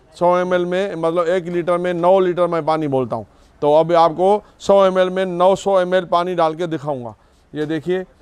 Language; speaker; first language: Hindi; native; Hindi